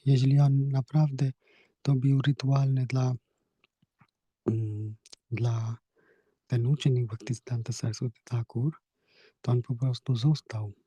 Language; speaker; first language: Polish; non-native, learner; Hindi